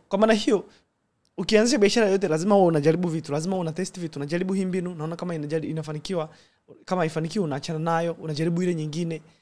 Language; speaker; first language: Swahili; native; Swahili